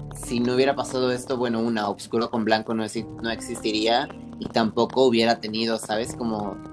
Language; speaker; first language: Spanish; native; Spanish